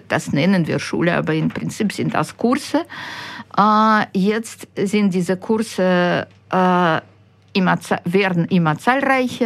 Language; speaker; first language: German; non-native, fluent; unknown